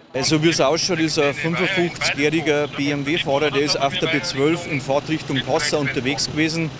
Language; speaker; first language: German; native; German